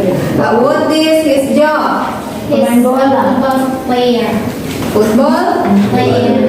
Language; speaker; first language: English; non-native, learner; Indonesian